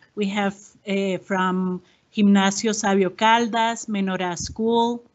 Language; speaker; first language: English; non-native, fluent; Spanish